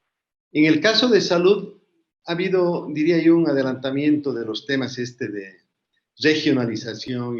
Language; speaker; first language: Spanish; native; Spanish